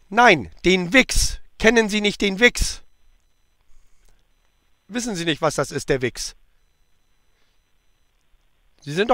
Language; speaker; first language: German; native; German